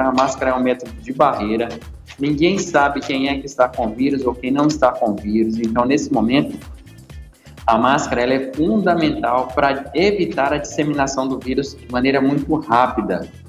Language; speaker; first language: Portuguese; native; Portuguese